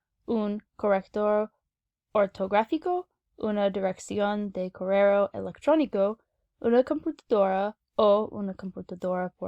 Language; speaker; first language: Spanish; non-native, learner; English